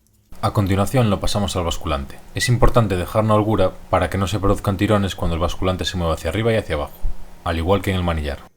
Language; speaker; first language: Spanish; native; Spanish